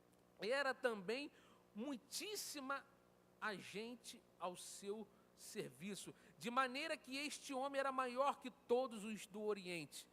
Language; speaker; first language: Portuguese; native; Portuguese